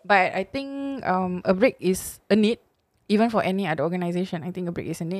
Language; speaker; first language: English; non-native, local second language; Malay